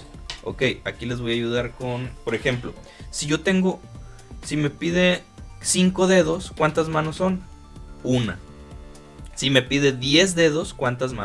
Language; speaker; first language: Spanish; native; Spanish